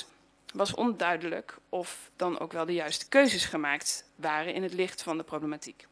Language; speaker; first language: Dutch; native; Dutch